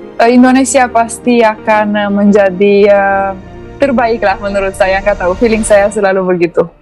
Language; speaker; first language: Indonesian; non-native, fluent; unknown